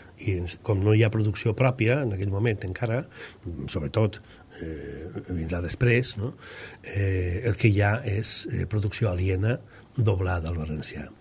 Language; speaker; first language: Catalan; native; Catalan